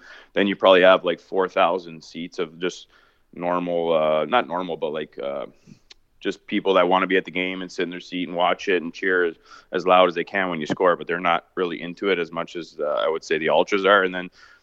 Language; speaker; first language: English; native; English